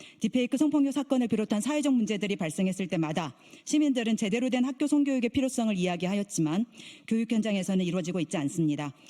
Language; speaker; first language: Korean; native; Korean